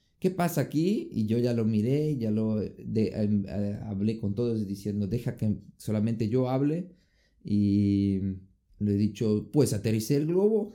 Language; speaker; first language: Spanish; non-native, fluent; Portuguese